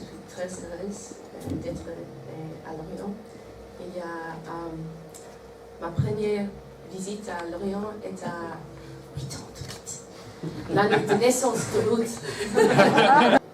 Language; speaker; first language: French; non-native, learner; English